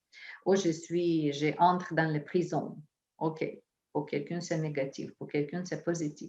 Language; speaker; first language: French; non-native, fluent; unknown